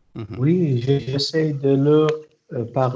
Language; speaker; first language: French; non-native, learner; Arabic